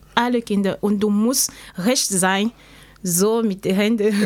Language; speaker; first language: German; non-native, learner; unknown